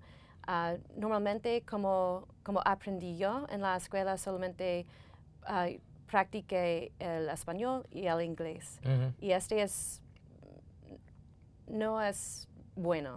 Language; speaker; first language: Spanish; non-native, fluent; English